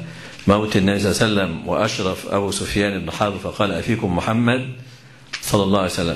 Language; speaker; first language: Arabic; native; Arabic